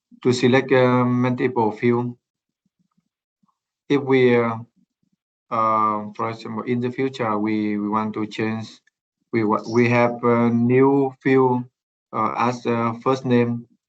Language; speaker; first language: English; non-native, learner; Vietnamese